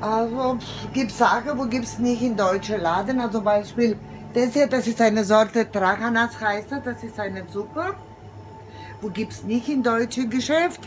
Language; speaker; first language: German; non-native, learner; Greek